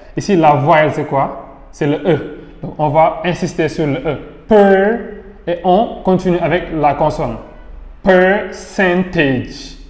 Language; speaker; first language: French; non-native, local second language; Wolof